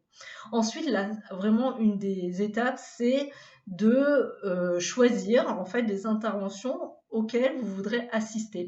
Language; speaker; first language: French; native; French